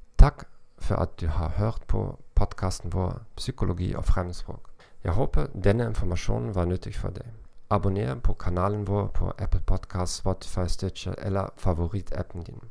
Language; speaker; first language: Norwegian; non-native, learner; German